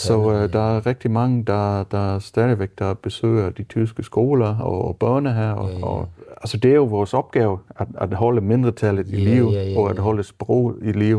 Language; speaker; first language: Danish; non-native, fluent; German